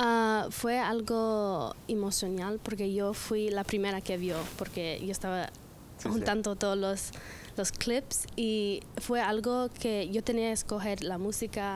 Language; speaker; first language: Spanish; early bilingual, other home language; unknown